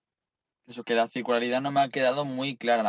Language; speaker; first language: Spanish; native; Spanish